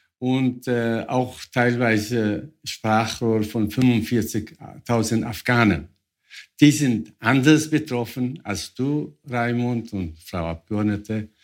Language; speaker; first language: German; non-native, fluent; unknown